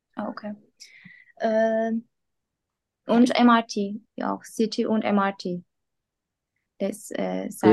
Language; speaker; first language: German; non-native, learner; Turkish